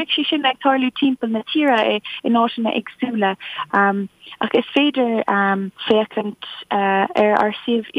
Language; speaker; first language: Irish; non-native, local second language; English